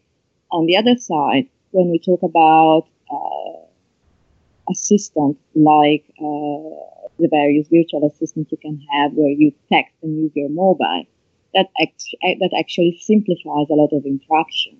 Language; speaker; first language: English; non-native, fluent; Italian